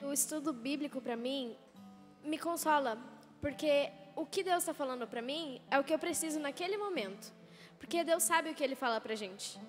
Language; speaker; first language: Portuguese; native; Portuguese